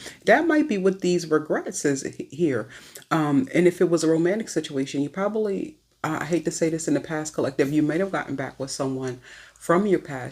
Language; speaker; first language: English; native; English